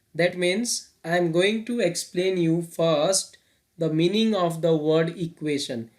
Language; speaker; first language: English; non-native, local second language; Nepali